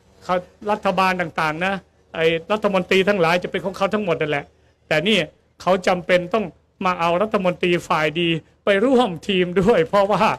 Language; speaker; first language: Thai; native; Thai